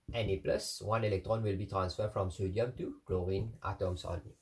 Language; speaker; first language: French; non-native, local second language; Morisyen